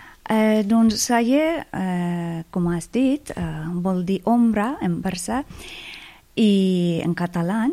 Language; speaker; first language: Catalan; non-native, fluent; Persian